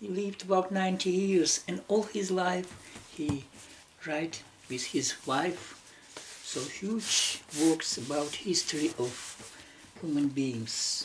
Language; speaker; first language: English; non-native, learner; Russian